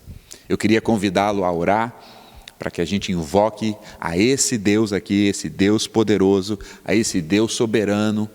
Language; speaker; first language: Portuguese; native; Portuguese